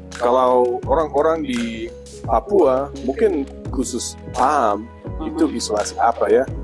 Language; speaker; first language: Indonesian; non-native, fluent; English